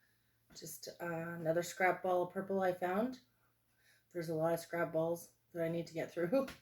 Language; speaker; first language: English; native; English